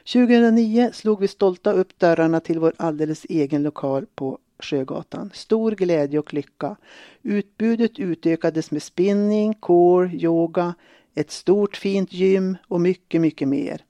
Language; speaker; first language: Swedish; native; Swedish